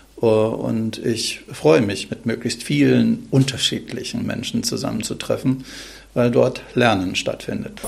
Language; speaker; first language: German; native; German